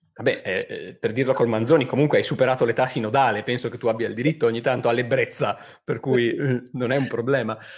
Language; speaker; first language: Italian; native; Italian